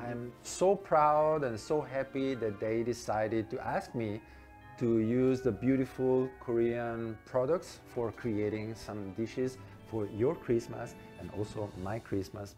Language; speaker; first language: English; non-native, fluent; Italian